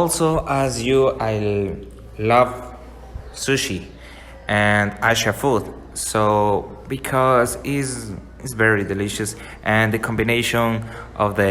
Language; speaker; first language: English; non-native, learner; Spanish